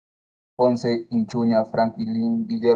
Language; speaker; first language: Spanish; native; Spanish